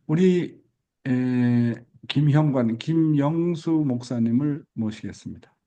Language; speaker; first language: Korean; native; Korean